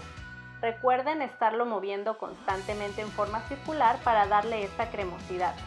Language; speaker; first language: Spanish; native; Spanish